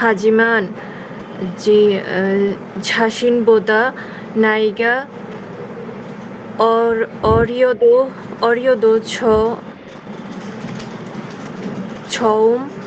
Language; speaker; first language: Korean; non-native, learner; Bangla